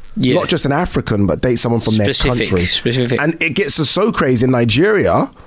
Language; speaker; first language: English; native; English